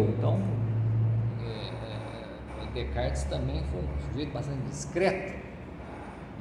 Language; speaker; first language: Portuguese; native; Portuguese